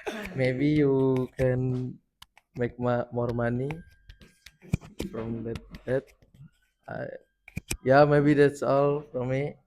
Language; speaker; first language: English; non-native, learner; Indonesian